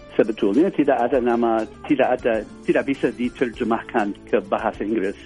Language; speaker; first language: Indonesian; non-native, fluent; English